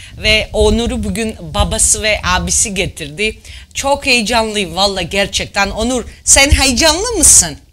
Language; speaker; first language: Turkish; non-native, fluent; Georgian